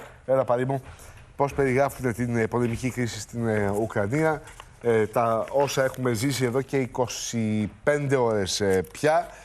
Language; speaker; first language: Greek; native; Greek